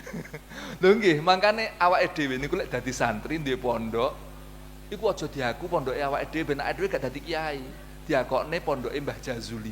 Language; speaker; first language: Indonesian; non-native, local second language; Javanese